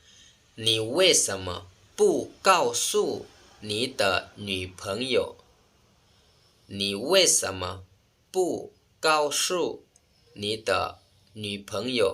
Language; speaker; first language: Chinese; non-native, fluent; Lao